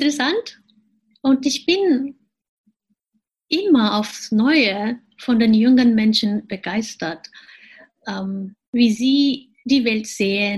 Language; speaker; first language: German; non-native, fluent; Japanese